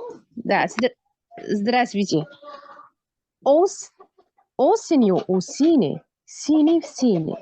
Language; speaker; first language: Russian; non-native, learner; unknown